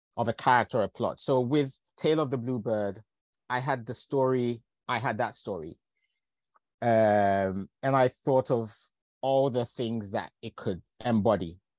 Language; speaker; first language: English; native; English